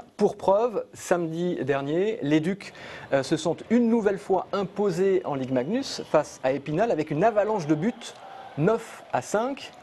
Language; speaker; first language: French; native; French